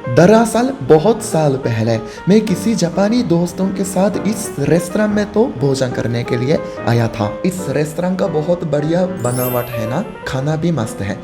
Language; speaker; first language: Hindi; non-native, fluent; Japanese